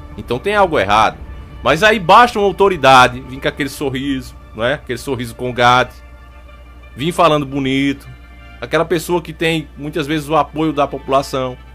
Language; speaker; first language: Portuguese; native; Portuguese